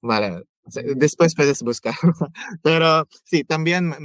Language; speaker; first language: Spanish; non-native, fluent; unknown